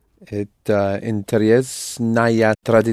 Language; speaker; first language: Russian; non-native, learner; English